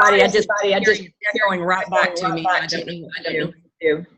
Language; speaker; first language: English; native; English